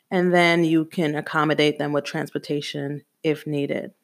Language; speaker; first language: English; native; English